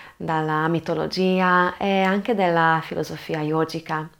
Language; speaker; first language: Italian; non-native, fluent; Hungarian